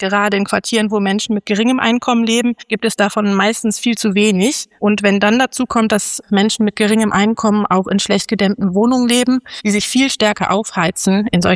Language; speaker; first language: German; native; German